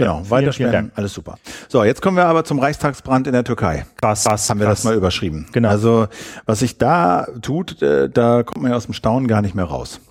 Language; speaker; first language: German; native; German